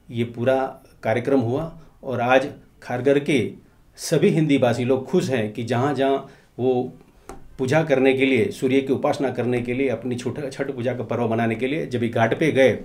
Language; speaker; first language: Hindi; non-native, local second language; Marathi